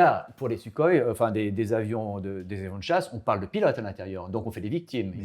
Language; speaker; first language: French; native; French